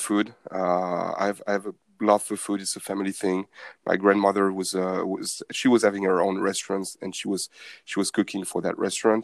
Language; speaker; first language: English; non-native, fluent; French